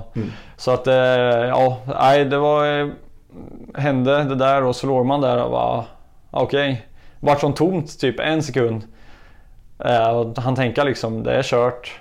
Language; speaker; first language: Swedish; native; Swedish